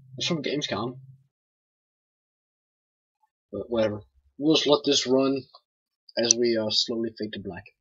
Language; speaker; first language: English; native; English